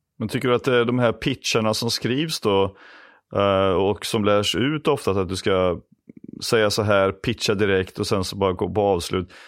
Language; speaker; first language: Swedish; native; Swedish